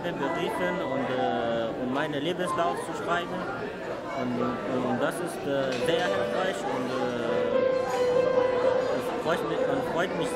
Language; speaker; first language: German; non-native, learner; Arabic